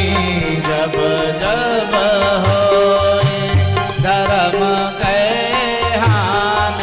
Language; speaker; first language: Hindi; native; Hindi